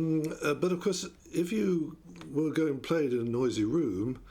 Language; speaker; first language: English; native; English